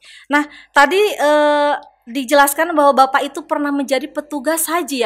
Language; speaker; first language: Indonesian; native; Indonesian